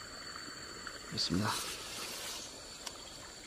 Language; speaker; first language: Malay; non-native, local second language; Javanese